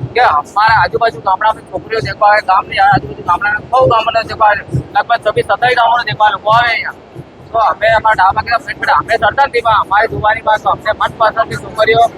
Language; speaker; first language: Gujarati; non-native, local second language; Bhili